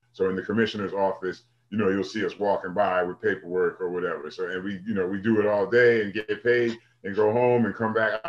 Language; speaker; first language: English; native; English